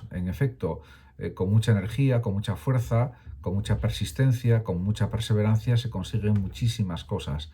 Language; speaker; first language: Spanish; native; Spanish